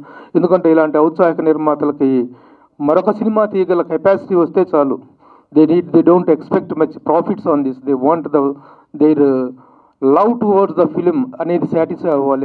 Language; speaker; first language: Telugu; native; Telugu